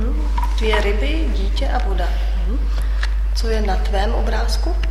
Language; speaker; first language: Czech; non-native, fluent; German